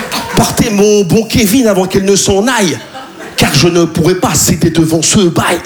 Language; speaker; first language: French; native; French